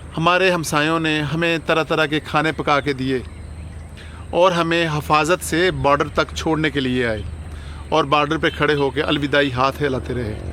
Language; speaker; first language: Urdu; non-native, local second language; Punjabi